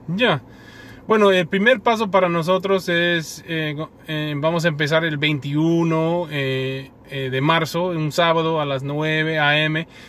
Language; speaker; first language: Spanish; non-native, fluent; English